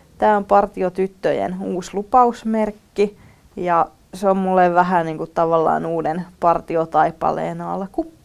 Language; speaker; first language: Finnish; native; Finnish